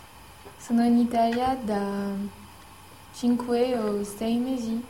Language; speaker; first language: Italian; non-native, learner; French